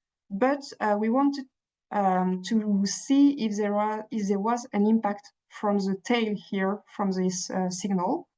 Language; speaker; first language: English; non-native, fluent; French